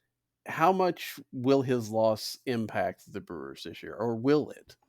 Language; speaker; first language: English; native; English